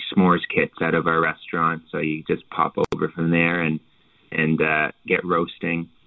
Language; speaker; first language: English; native; English